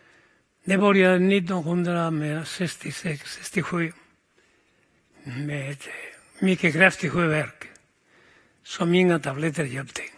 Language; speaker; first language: Swedish; non-native, fluent; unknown